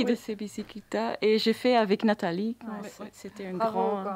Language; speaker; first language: French; non-native, local second language; Dutch